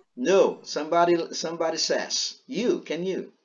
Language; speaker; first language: English; non-native, fluent; Portuguese